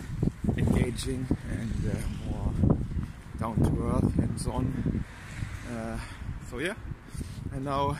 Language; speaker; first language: English; non-native, fluent; German